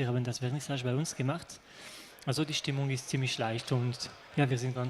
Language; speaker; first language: German; non-native, local second language; French